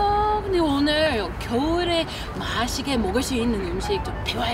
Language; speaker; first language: Korean; non-native, learner; English